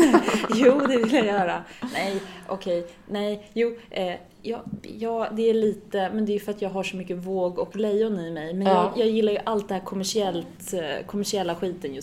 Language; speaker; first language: Swedish; native; Swedish